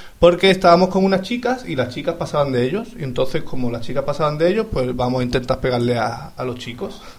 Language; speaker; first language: Spanish; native; Spanish